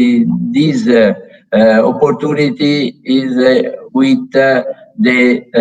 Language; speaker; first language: English; non-native, learner; Italian